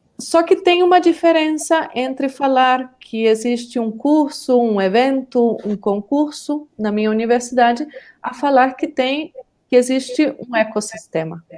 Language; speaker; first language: Portuguese; native; Portuguese